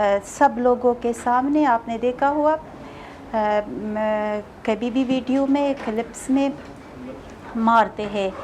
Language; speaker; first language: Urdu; non-native, fluent; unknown